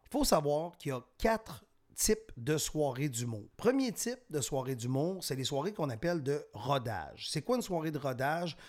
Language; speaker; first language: French; native; French